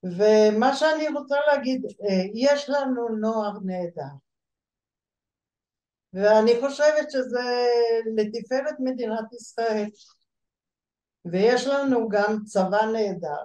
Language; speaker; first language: Hebrew; early bilingual, other home language; Bulgarian